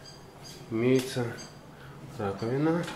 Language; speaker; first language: Russian; native; Russian